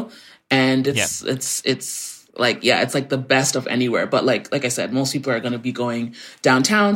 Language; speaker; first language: English; native; English